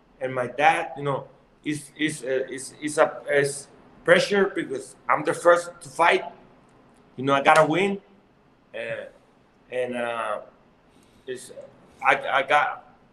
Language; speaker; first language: English; non-native, learner; Spanish